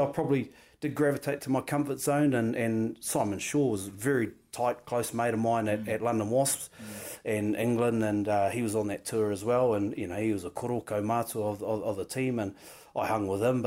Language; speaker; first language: English; native; English